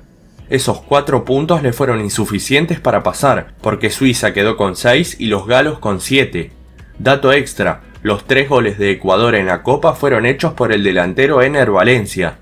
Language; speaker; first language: Spanish; native; Spanish